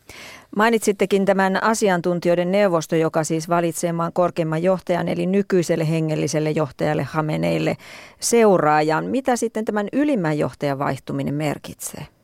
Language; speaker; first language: Finnish; native; Finnish